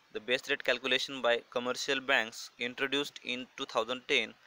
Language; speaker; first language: English; non-native, local second language; Marathi